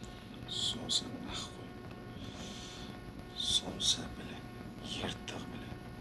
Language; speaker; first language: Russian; non-native, learner; Uzbek